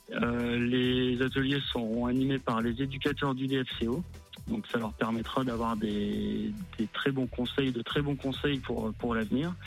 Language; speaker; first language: French; native; French